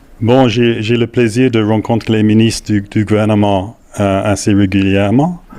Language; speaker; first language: French; non-native, fluent; English